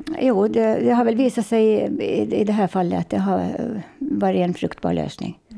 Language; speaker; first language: Swedish; native; Swedish